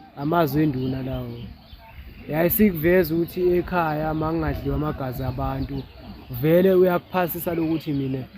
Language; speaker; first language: Zulu; native; Zulu